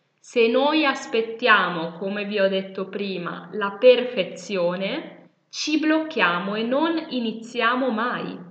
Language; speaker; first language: Italian; native; Italian